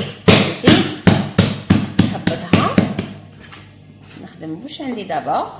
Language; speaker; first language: Arabic; native; Arabic